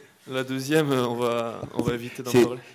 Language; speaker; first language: French; native; French